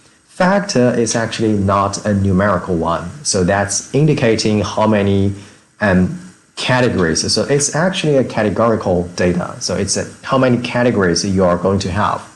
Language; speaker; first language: English; non-native, fluent; Chinese